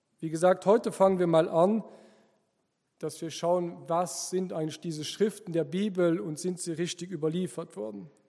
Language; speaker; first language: German; non-native, local second language; Luxembourgish